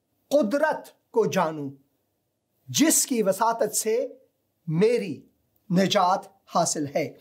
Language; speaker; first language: Hindi; non-native, fluent; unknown